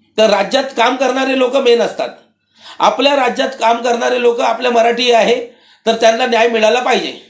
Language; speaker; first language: Marathi; non-native, local second language; Urdu